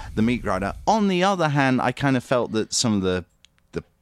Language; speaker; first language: English; native; English